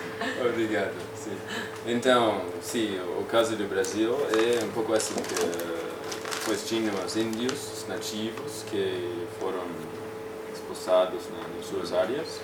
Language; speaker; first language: Portuguese; non-native, fluent; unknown